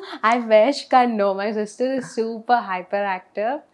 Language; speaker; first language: English; non-native, local second language; Telugu